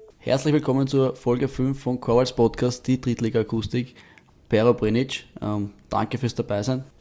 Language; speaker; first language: German; native; German